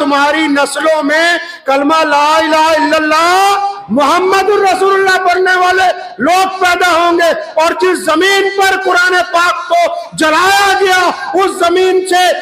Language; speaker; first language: Urdu; native; Urdu